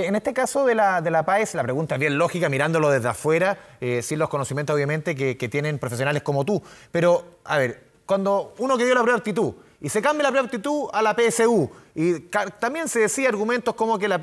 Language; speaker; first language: Spanish; native; Spanish